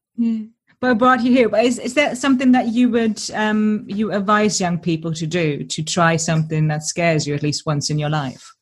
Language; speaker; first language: English; non-native, fluent; German